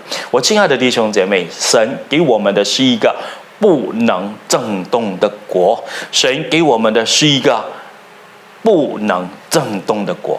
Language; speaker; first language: Chinese; native; Chinese